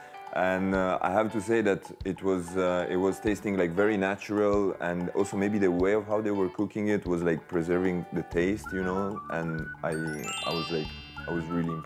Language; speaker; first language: English; non-native, fluent; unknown